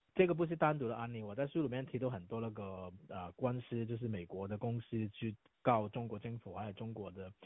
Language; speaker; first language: Chinese; non-native, local second language; Cantonese